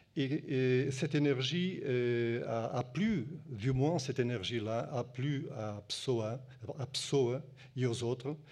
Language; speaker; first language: French; non-native, fluent; Portuguese